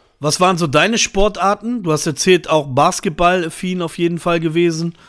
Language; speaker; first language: German; native; German